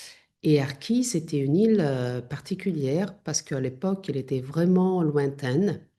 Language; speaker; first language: French; non-native, fluent; Italian